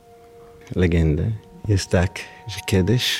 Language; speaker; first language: Polish; non-native, learner; Hebrew